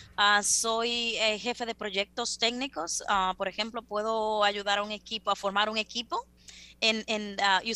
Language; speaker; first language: Spanish; native; Spanish